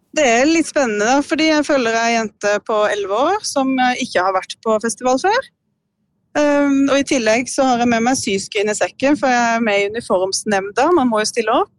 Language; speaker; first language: Norwegian; native; Norwegian